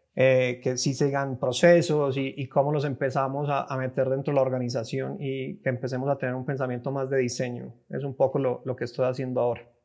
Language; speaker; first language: Spanish; native; Spanish